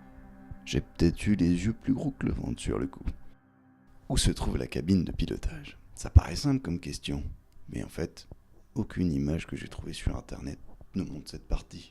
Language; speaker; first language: French; native; French